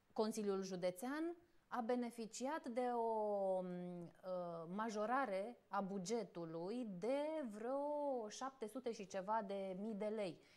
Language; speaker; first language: Romanian; native; Romanian